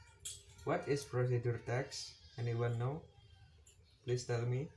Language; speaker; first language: English; non-native, learner; Indonesian